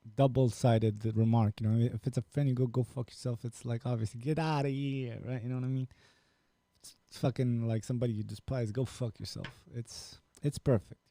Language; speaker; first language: English; non-native, fluent; Romanian